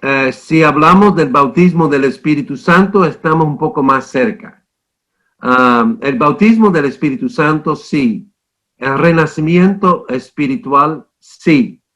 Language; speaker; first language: Spanish; non-native, fluent; English